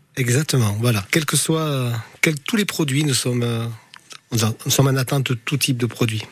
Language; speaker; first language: French; native; French